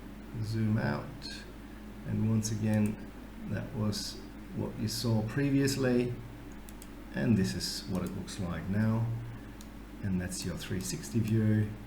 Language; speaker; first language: English; native; English